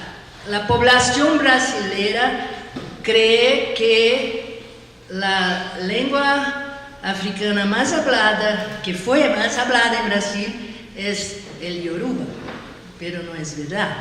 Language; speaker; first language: Spanish; non-native, learner; Portuguese